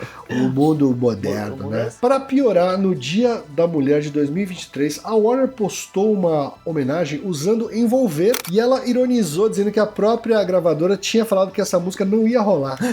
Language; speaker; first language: Portuguese; native; Portuguese